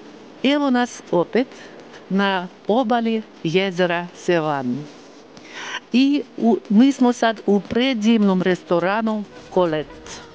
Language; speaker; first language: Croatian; non-native, fluent; Russian